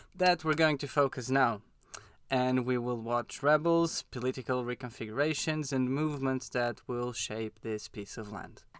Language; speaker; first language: English; non-native, fluent; Portuguese